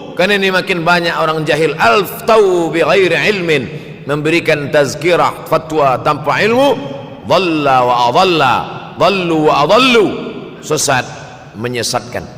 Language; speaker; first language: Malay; native; Malay